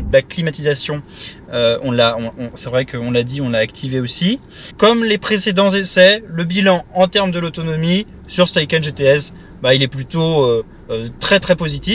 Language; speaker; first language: French; native; French